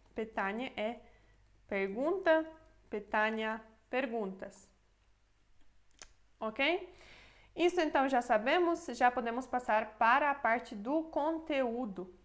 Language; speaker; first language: Portuguese; non-native, fluent; Polish